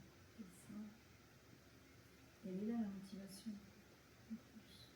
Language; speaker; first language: French; native; French